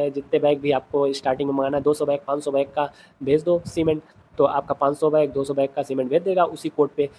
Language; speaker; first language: Hindi; native; Hindi